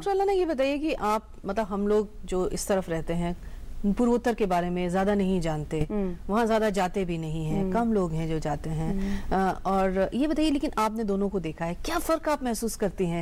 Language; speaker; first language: Hindi; native; Hindi